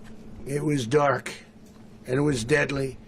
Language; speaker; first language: English; native; English